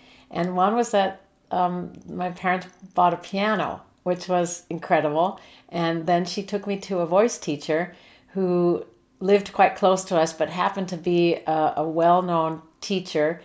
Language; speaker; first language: English; native; English